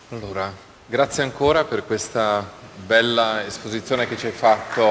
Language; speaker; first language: Italian; native; Italian